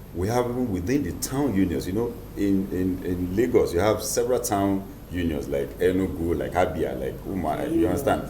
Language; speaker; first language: English; non-native, local second language; Yoruba